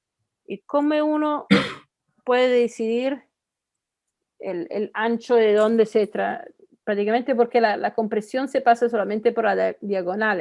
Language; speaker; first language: Spanish; non-native, fluent; Italian